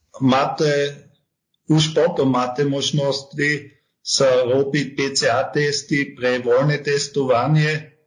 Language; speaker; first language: Slovak; non-native, learner; German